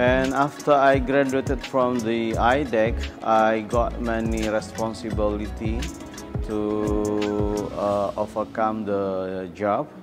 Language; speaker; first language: English; non-native, learner; Indonesian